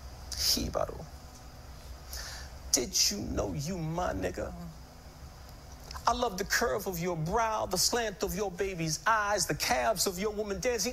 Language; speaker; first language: English; native; English